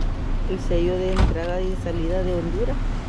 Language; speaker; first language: Spanish; native; Spanish